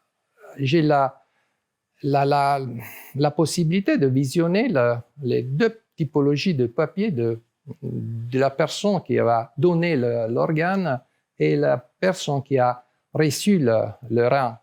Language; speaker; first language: French; non-native, learner; Italian